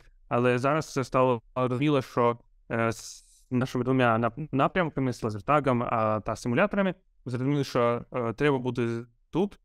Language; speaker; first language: Ukrainian; non-native, local second language; Russian